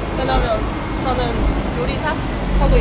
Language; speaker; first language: Korean; non-native, fluent; Cantonese